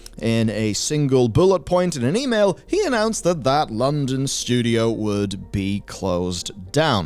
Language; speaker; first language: English; native; English